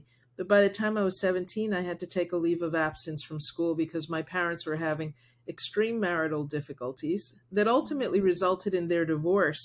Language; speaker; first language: English; early bilingual, other home language; Spanish